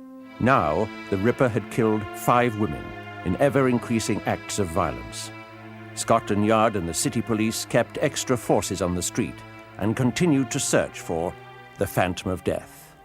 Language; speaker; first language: English; native; English